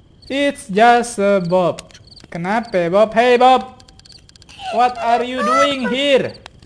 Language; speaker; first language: English; non-native, learner; Indonesian